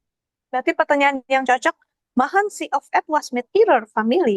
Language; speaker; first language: German; non-native, learner; Indonesian